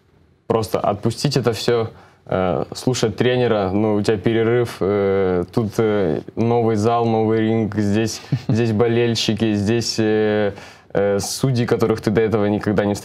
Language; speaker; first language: Russian; native; Russian